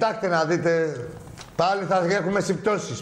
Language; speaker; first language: Greek; native; Greek